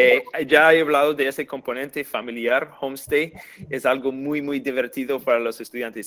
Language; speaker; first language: Spanish; non-native, fluent; English